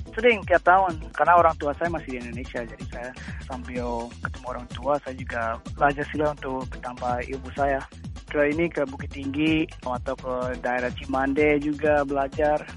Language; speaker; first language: Indonesian; early bilingual, heritage; Indonesian